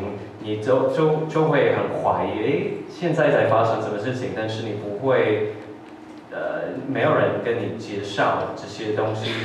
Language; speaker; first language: Chinese; early bilingual, heritage; English